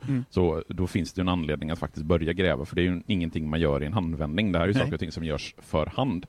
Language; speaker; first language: Swedish; native; Swedish